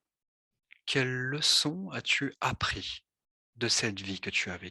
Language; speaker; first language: French; native; French